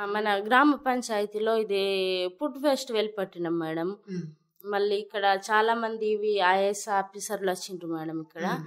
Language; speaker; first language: Telugu; non-native, local second language; Gondi